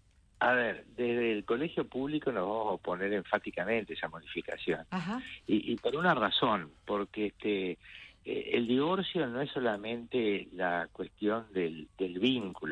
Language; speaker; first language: Spanish; native; Spanish